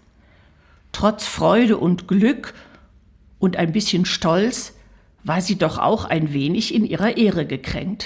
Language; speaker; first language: German; native; German